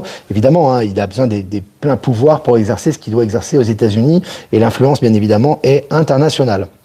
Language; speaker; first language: French; native; French